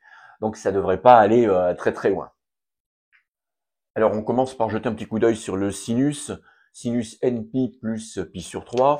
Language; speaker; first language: French; native; French